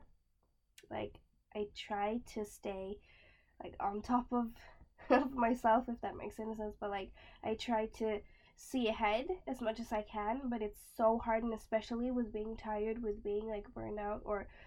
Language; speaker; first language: English; non-native, fluent; Swedish